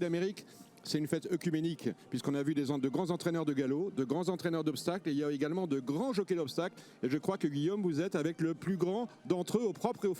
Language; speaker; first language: French; native; French